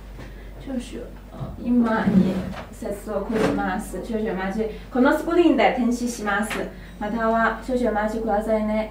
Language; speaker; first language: Japanese; non-native, learner; Chinese